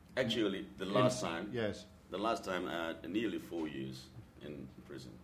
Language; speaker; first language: English; non-native, learner; Burmese